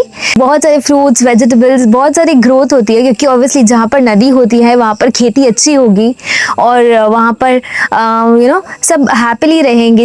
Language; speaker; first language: Hindi; native; Hindi